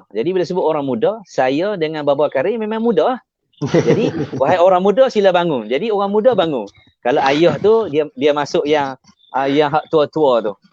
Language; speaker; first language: Malay; native; Malay